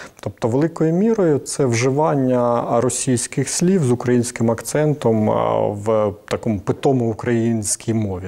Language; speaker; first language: Ukrainian; native; Ukrainian